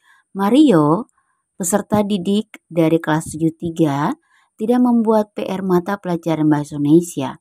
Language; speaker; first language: Indonesian; native; Indonesian